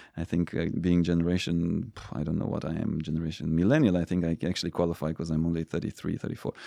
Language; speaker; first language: English; non-native, fluent; Romanian